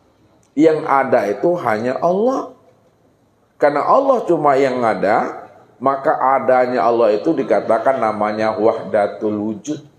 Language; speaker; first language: Indonesian; native; Indonesian